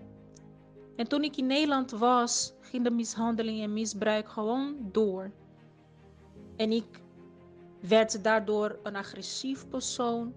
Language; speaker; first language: Dutch; non-native, fluent; Portuguese